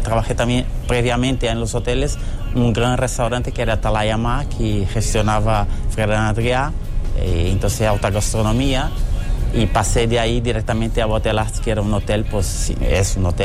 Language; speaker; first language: Spanish; early bilingual, heritage; Portuguese